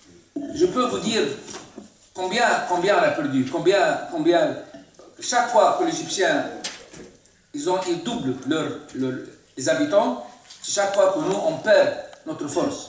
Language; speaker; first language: French; non-native, local second language; Arabic